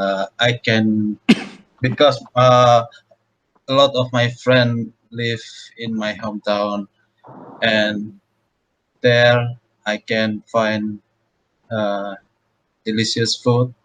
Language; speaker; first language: English; non-native, learner; Indonesian